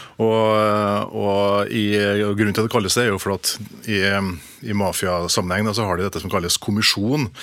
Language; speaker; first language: Norwegian; native; Norwegian